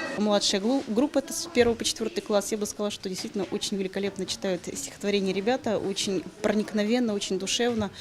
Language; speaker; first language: Russian; native; Russian